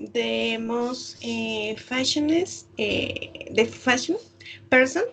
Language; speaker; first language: English; non-native, learner; Spanish